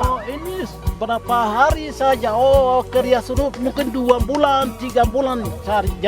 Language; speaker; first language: Indonesian; non-native, local second language; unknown